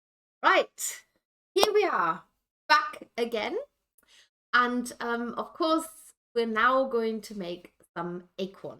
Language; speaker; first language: English; native; English